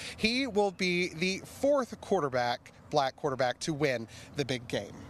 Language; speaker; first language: English; native; English